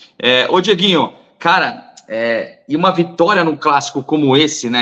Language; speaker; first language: Portuguese; native; Portuguese